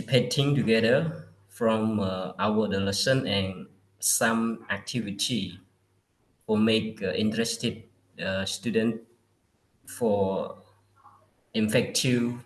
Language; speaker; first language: English; non-native, learner; Khmer